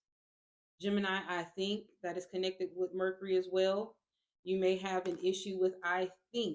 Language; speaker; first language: English; native; English